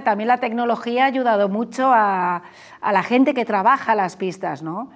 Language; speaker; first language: Spanish; native; Spanish